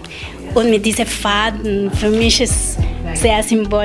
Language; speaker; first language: German; non-native, learner; Spanish